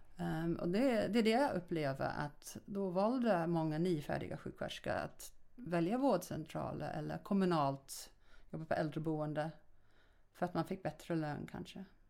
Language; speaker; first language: Swedish; non-native, fluent; English